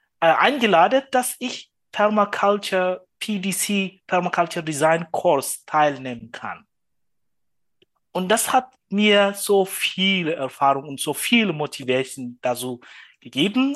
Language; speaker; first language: German; non-native, learner; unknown